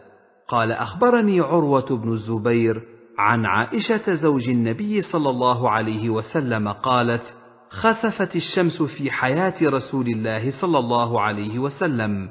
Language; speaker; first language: Arabic; native; Arabic